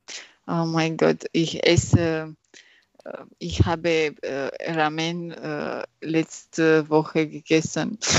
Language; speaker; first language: German; non-native, learner; French